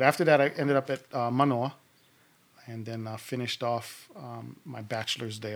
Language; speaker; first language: English; native; English